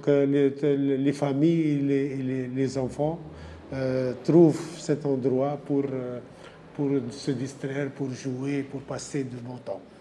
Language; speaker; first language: French; non-native, local second language; Arabic